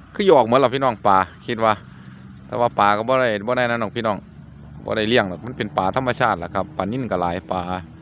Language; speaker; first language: Thai; native; Thai